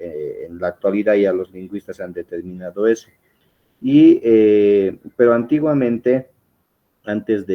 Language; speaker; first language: Spanish; native; Spanish